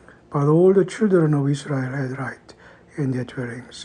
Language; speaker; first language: English; non-native, fluent; Korean